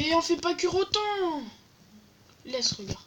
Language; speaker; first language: French; native; French